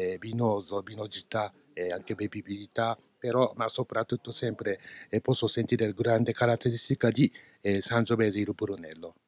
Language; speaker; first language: Italian; non-native, learner; Japanese